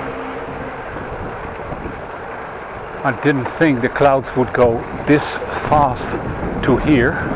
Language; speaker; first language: English; non-native, fluent; Dutch